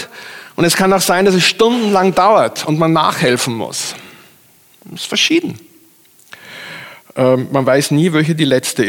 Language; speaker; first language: German; native; German